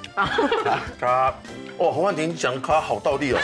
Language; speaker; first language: Chinese; native; Chinese